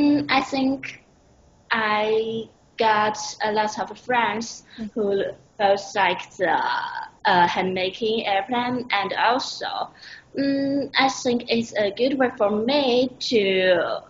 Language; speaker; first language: English; non-native, learner; Chinese